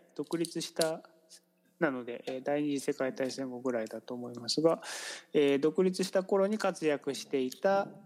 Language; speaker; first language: Japanese; native; Japanese